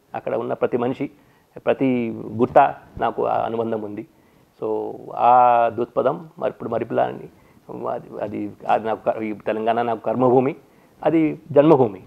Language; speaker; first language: Telugu; non-native, local second language; Odia